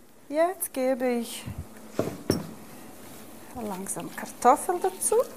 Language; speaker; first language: German; non-native, fluent; Serbian